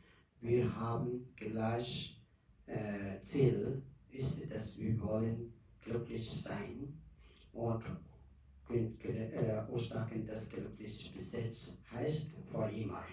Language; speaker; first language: German; non-native, learner; Tibetan